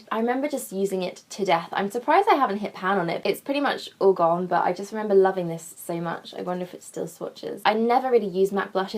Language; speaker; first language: English; native; English